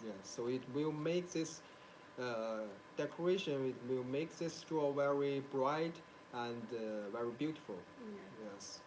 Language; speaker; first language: English; non-native, learner; Chinese